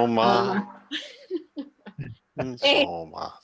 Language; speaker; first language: Italian; non-native, learner; English